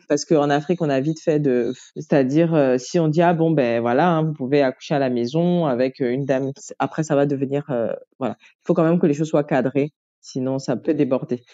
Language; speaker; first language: French; native; French